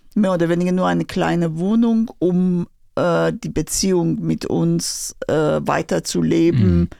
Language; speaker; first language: German; non-native, fluent; Persian